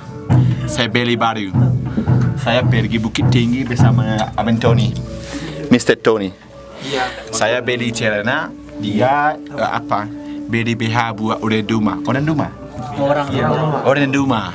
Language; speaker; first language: Indonesian; non-native, learner; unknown